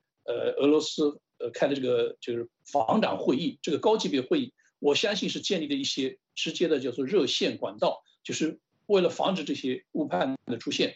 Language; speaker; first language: Chinese; native; Chinese